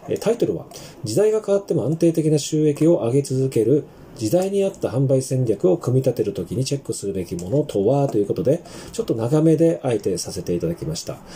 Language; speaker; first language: Japanese; native; Japanese